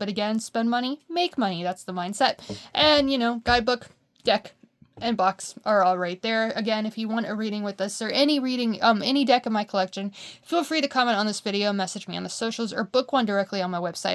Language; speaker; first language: English; native; English